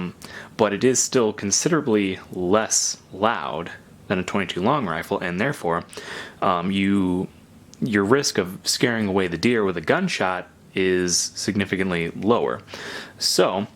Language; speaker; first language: English; native; English